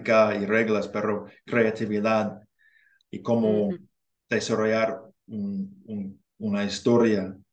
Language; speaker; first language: Spanish; non-native, learner; English